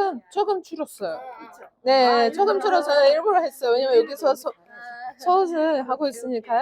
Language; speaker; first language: Korean; non-native, learner; Russian